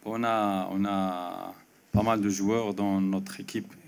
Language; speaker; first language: French; non-native, local second language; Arabic